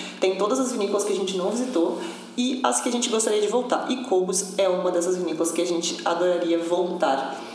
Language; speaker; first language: Portuguese; native; Portuguese